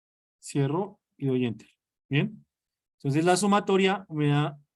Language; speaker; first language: Spanish; native; Spanish